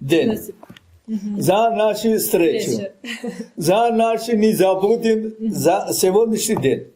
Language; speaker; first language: Russian; non-native, local second language; Armenian